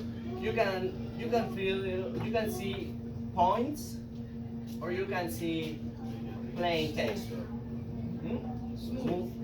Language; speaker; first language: English; non-native, learner; Spanish